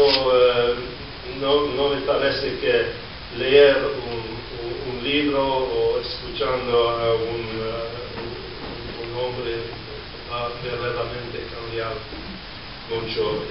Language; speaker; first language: Spanish; non-native, learner; English